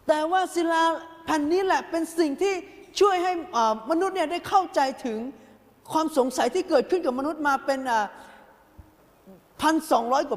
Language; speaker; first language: Thai; native; Thai